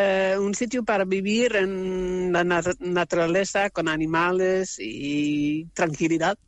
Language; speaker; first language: Spanish; non-native, learner; Dutch